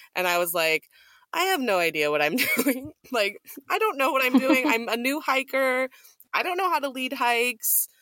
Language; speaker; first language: English; native; English